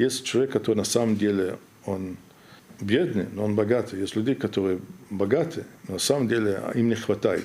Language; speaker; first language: Russian; non-native, fluent; German